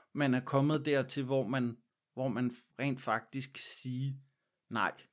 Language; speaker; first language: Danish; native; Danish